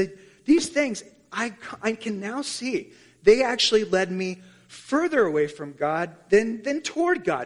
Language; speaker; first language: English; native; English